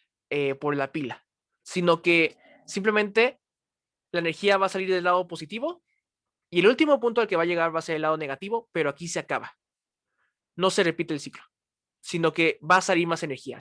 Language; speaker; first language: Spanish; native; Spanish